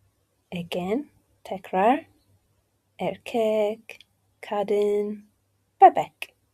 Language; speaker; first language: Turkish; non-native, learner; English